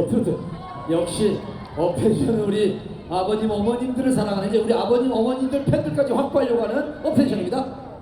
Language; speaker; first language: Korean; native; Korean